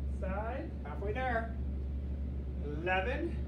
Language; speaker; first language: English; native; English